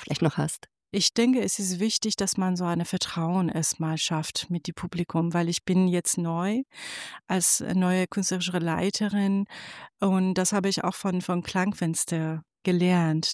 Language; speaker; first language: German; non-native, fluent; Persian